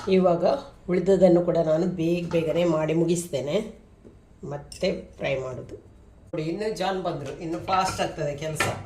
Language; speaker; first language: Kannada; native; Kannada